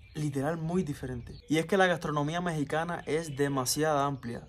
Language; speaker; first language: Spanish; native; Spanish